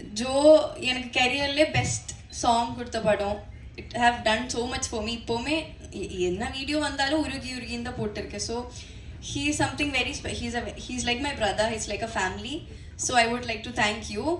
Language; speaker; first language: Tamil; non-native, fluent; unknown